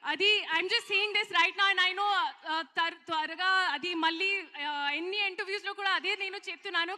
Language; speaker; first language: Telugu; non-native, learner; Hindi